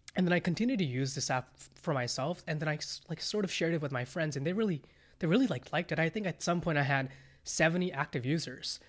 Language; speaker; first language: English; early bilingual, other home language; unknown